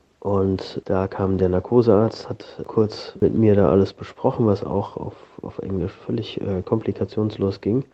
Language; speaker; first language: German; native; German